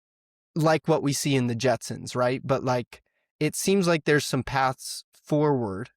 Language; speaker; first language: English; native; English